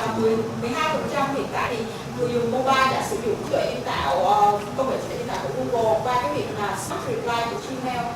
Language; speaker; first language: Vietnamese; native; Vietnamese